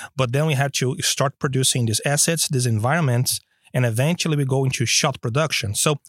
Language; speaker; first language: English; non-native, fluent; Portuguese